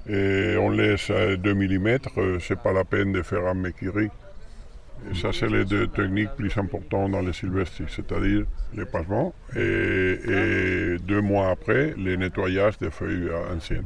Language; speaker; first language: French; non-native, learner; Spanish